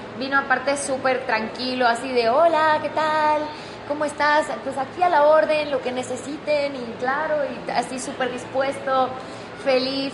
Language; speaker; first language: Spanish; native; Spanish